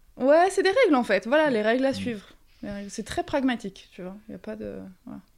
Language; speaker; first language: French; native; French